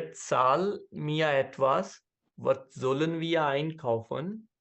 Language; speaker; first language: German; non-native, learner; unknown